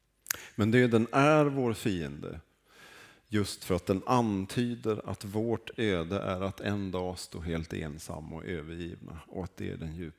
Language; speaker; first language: Swedish; native; Swedish